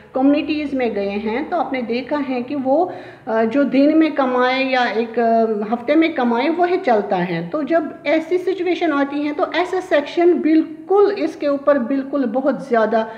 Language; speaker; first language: Hindi; native; Hindi